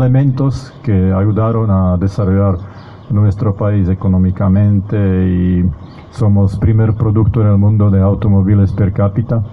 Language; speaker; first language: Spanish; non-native, fluent; Slovak